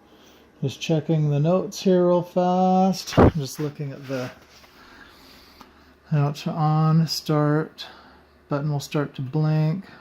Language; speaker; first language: English; native; English